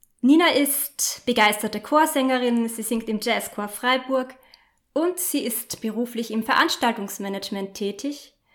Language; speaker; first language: German; native; German